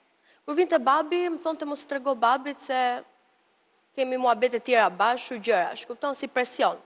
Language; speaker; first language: Albanian; early bilingual, heritage; Albanian